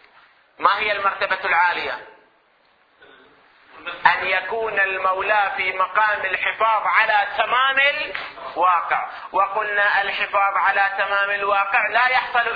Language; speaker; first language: Arabic; native; Arabic